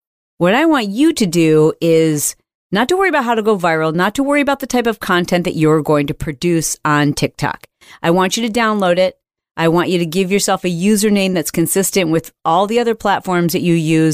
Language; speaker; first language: English; native; English